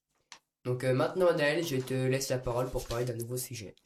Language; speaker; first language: French; native; French